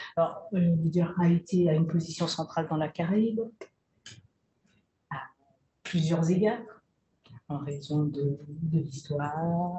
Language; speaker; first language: French; native; French